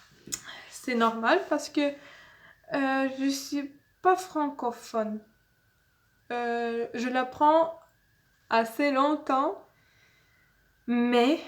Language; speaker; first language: French; non-native, learner; Russian